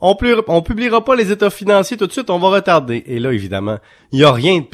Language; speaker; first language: French; native; French